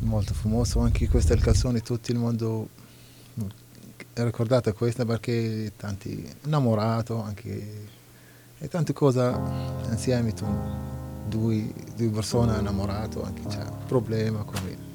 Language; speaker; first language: Italian; non-native, learner; Arabic